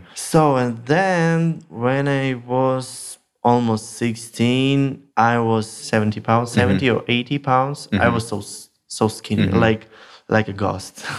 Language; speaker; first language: English; non-native, learner; Russian